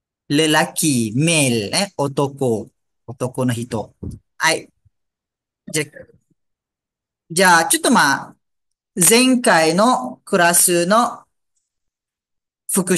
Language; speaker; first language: Japanese; non-native, fluent; Malay